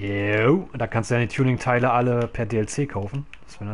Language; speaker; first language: German; native; German